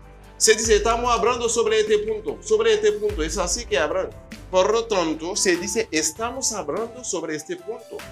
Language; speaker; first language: Spanish; non-native, fluent; Haitian Creole